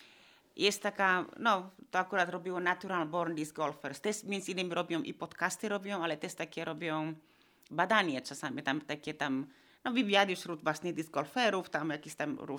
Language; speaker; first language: Polish; non-native, fluent; Finnish